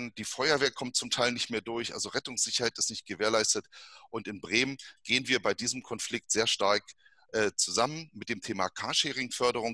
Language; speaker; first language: German; native; German